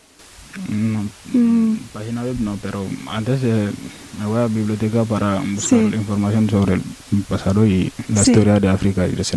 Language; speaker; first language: Spanish; non-native, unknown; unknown